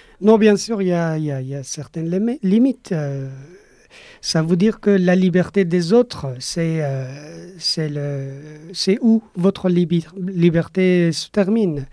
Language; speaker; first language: French; non-native, fluent; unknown